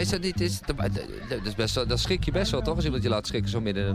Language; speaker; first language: Dutch; native; Dutch